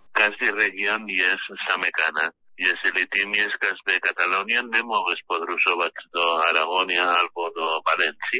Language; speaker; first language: Polish; non-native, learner; Spanish